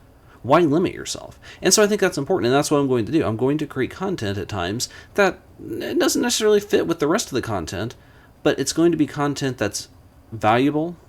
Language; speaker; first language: English; native; English